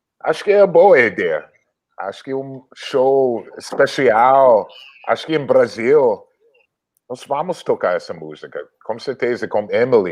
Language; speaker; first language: Portuguese; non-native, learner; English